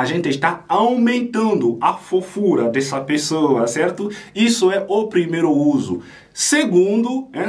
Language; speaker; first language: Portuguese; non-native, fluent; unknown